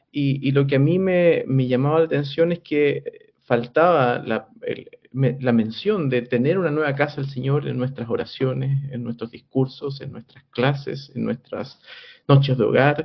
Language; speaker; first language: Spanish; native; Spanish